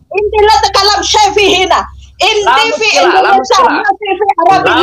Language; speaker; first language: Arabic; non-native, learner; Indonesian